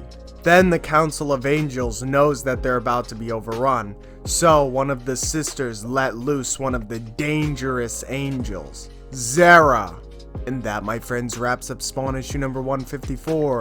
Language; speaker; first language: English; native; English